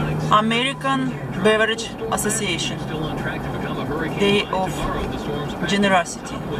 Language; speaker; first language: English; non-native, fluent; Russian